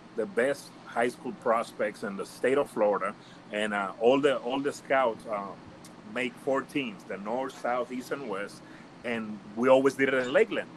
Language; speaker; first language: English; early bilingual, other home language; Spanish